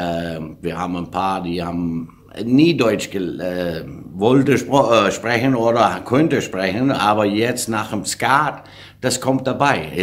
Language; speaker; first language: German; non-native, fluent; English